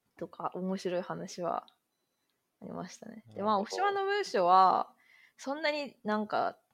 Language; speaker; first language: Japanese; native; Japanese